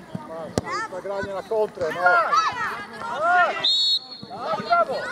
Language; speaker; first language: Polish; native; Polish